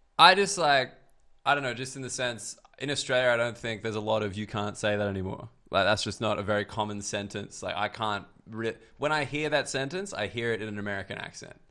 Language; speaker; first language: English; native; English